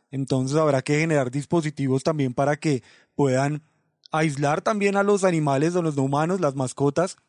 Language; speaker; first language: Spanish; native; Spanish